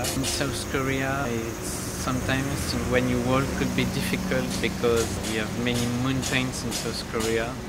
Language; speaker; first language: English; non-native, learner; French